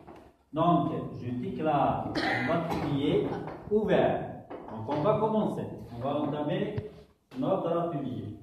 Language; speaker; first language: French; non-native, local second language; Kabyle